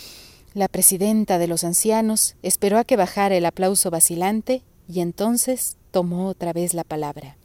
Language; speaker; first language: Spanish; native; Spanish